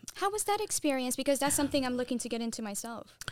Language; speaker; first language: English; non-native, fluent; Tigrinya